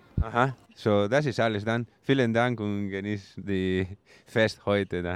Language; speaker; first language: German; non-native, learner; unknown